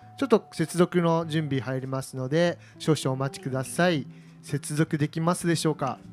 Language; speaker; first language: Japanese; native; Japanese